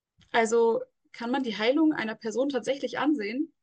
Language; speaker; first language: German; native; German